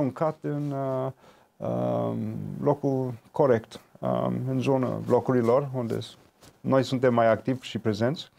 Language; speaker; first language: Romanian; non-native, fluent; English